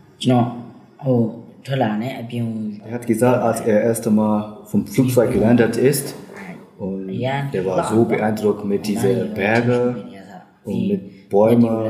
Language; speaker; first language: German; non-native, learner; Burmese